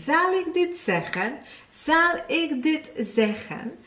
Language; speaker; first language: Dutch; non-native, fluent; Polish